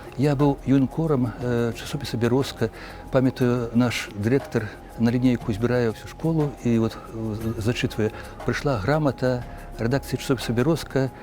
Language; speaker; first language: Belarusian; native; Belarusian